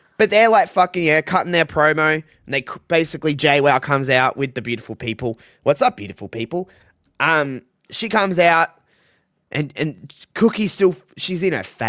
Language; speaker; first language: English; native; English